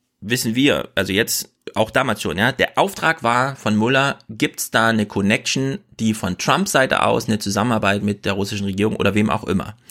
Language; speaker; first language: German; native; German